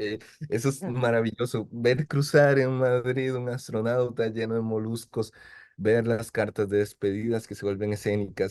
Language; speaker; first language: Spanish; native; Spanish